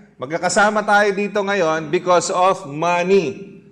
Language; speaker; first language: Filipino; native; Filipino